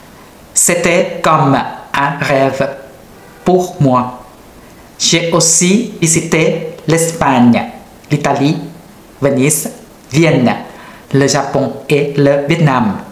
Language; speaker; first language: French; non-native, learner; Thai